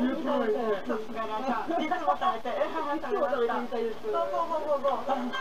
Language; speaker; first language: Japanese; non-native, learner; French